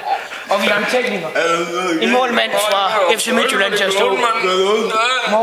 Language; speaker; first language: Danish; native; Danish